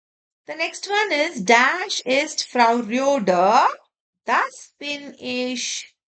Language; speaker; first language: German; non-native, fluent; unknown